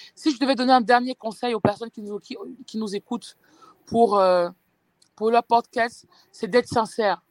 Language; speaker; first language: French; native; French